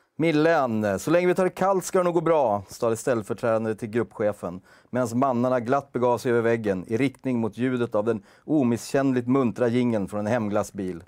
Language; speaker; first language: Swedish; native; Swedish